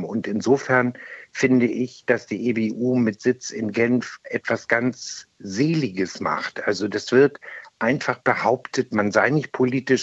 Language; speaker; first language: German; native; German